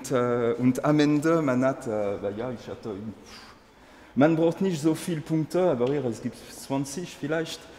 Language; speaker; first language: German; non-native, learner; French